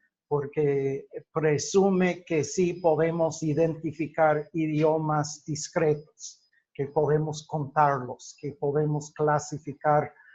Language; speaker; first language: Spanish; non-native, fluent; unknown